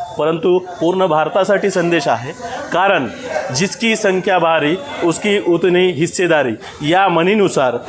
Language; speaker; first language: Marathi; non-native, local second language; Lambadi